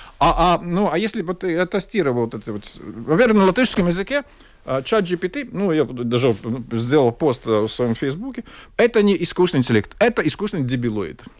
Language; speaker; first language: Russian; non-native, local second language; Latvian